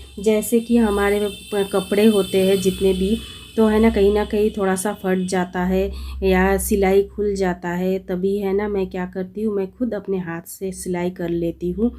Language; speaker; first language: Hindi; non-native, local second language; Bangla